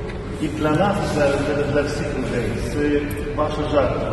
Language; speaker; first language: Ukrainian; non-native, fluent; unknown